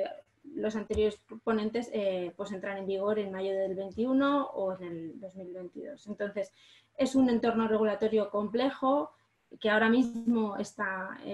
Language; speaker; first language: Spanish; native; Spanish